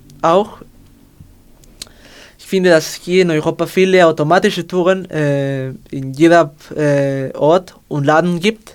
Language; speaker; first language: German; non-native, learner; Spanish